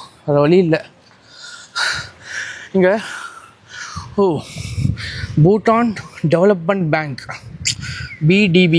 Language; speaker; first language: Tamil; native; Tamil